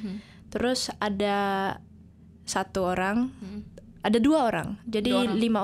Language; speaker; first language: Indonesian; early bilingual, heritage; Indonesian